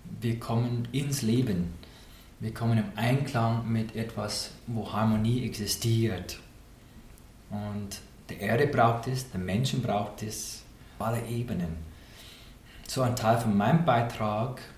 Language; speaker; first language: German; non-native, fluent; English